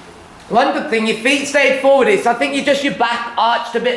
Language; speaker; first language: English; native; English